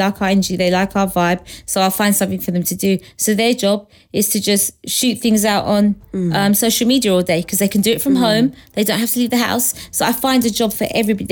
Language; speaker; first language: English; non-native, local second language; Morisyen